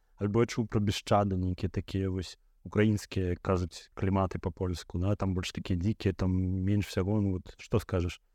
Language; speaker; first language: Belarusian; non-native, local second language; Russian